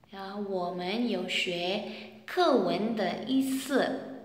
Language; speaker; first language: Chinese; non-native, fluent; Indonesian